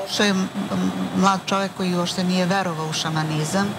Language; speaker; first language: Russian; non-native, learner; Serbian